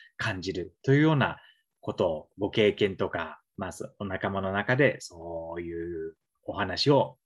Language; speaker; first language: Japanese; native; Japanese